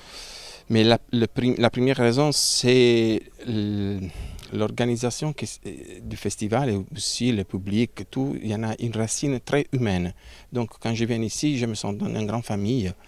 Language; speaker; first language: French; non-native, learner; Italian